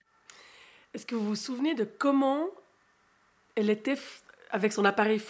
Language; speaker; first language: French; native; French